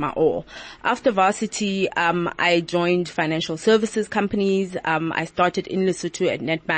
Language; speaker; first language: English; non-native, local second language; Southern Sotho